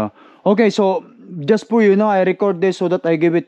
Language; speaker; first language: English; non-native, local second language; Filipino